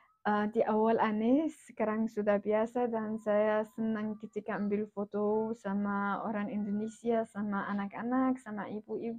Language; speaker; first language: Indonesian; non-native, fluent; Arabic